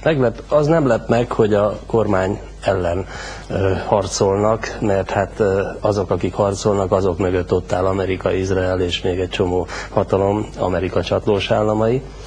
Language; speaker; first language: Hungarian; native; Hungarian